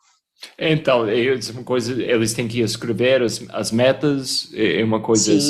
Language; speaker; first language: Portuguese; non-native, fluent; English